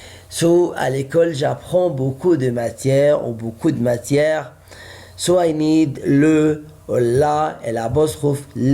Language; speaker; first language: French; non-native, fluent; Arabic